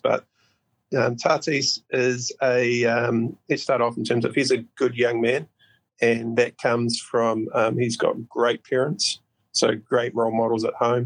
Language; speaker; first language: English; native; English